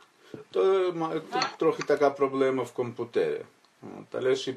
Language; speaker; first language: Polish; non-native, fluent; Ukrainian